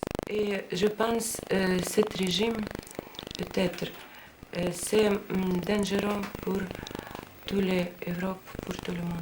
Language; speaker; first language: French; non-native, learner; Russian